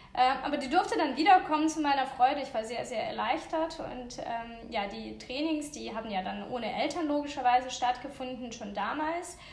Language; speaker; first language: German; non-native, fluent; Russian